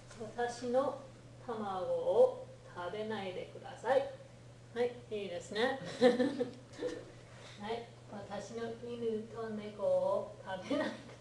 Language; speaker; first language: Japanese; non-native, fluent; English